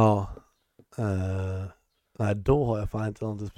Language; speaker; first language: Swedish; native; Swedish